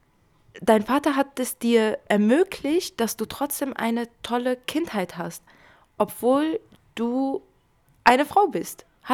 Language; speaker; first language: German; early bilingual, other home language; Kurdish